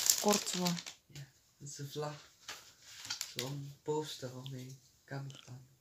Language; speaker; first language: Dutch; non-native, learner; Filipino